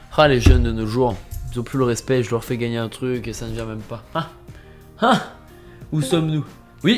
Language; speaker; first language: French; native; French